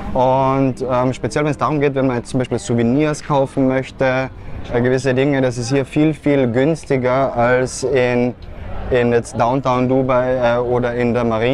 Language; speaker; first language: German; native; German